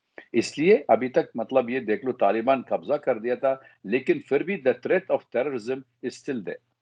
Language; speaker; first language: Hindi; non-native, fluent; Arabic